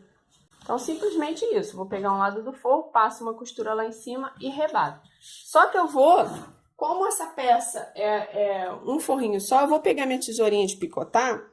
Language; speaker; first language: Portuguese; native; Portuguese